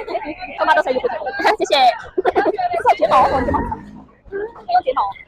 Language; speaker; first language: Chinese; non-native, learner; Filipino